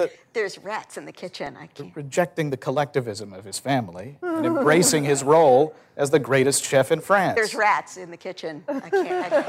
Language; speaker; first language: English; early bilingual, other home language; Russian